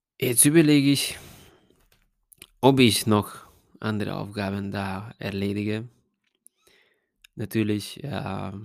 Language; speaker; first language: German; non-native, fluent; Hungarian